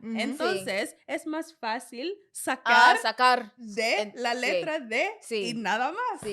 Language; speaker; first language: Spanish; non-native, learner; English